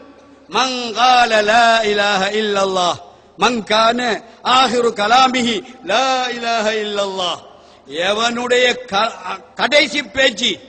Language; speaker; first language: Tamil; native; Tamil